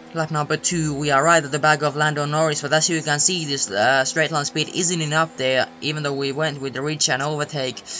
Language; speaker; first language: English; non-native, fluent; Finnish